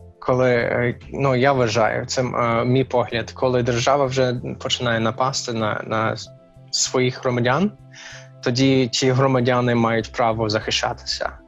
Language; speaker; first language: Ukrainian; non-native, fluent; English